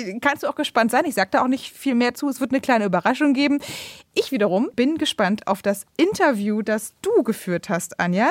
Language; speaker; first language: German; native; German